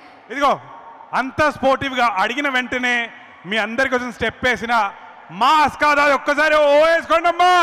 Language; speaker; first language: Telugu; native; Telugu